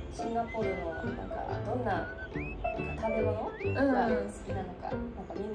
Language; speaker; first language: Japanese; non-native, fluent; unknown